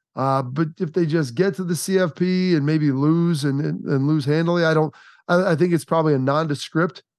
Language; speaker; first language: English; native; English